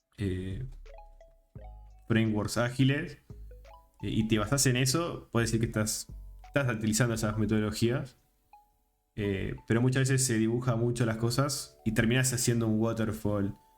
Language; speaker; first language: Spanish; native; Spanish